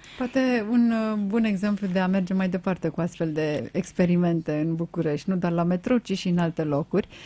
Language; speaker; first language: Romanian; native; Romanian